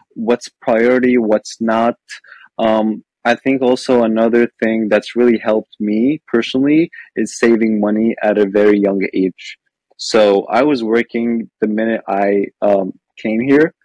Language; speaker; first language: English; non-native, fluent; Arabic